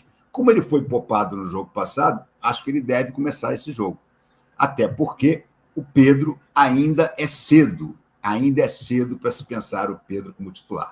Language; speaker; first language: Portuguese; native; Portuguese